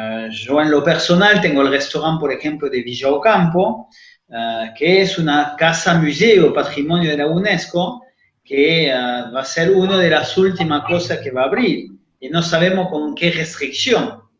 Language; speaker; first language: Spanish; non-native, fluent; French